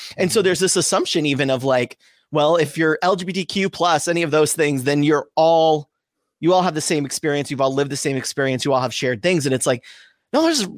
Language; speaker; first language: English; native; English